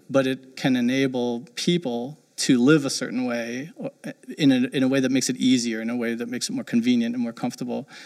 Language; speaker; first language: English; early bilingual, heritage; German